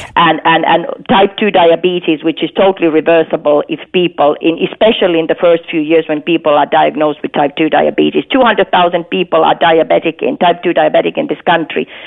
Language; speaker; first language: English; non-native, fluent; Finnish